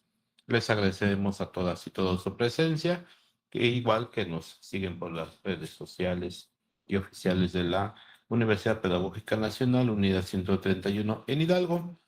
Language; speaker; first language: Spanish; native; Spanish